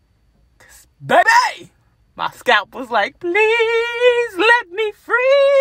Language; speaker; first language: English; native; English